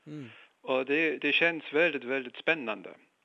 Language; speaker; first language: Swedish; non-native, fluent; German